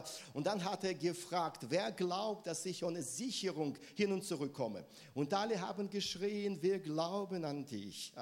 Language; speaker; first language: German; non-native, fluent; Russian